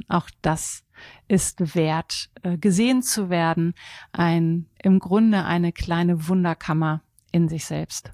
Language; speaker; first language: German; native; German